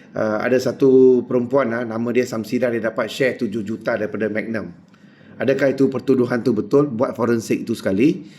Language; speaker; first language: Malay; non-native, local second language; Punjabi